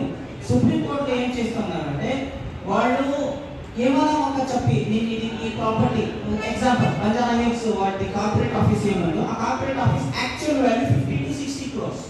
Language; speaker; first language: Telugu; non-native, local second language; Urdu